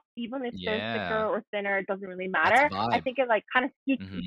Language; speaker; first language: English; native; English